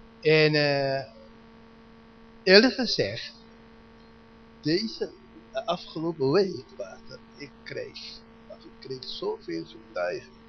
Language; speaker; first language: Dutch; non-native, learner; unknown